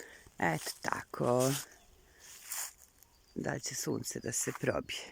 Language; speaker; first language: Bosnian; native; Bosnian